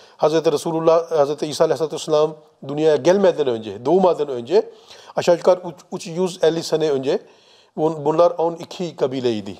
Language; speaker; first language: Turkish; non-native, fluent; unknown